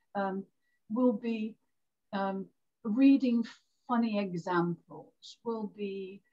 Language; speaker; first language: English; native; English